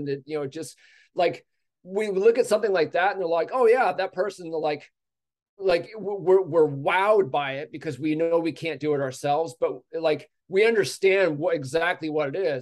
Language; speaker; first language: English; native; English